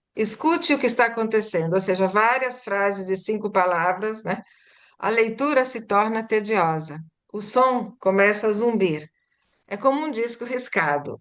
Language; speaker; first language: Portuguese; early bilingual, other home language; Italian